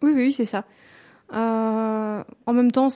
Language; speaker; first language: French; native; French